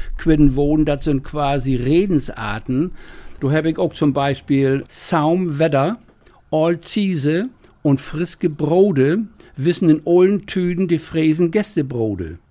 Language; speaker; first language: German; native; German